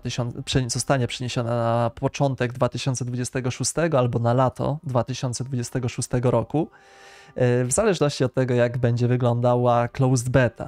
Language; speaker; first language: Polish; native; Polish